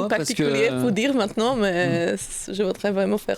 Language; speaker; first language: French; non-native, learner; Slovak